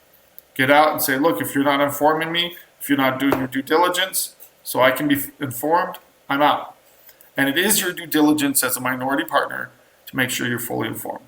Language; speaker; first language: English; native; English